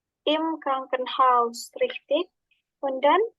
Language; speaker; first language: German; non-native, fluent; Indonesian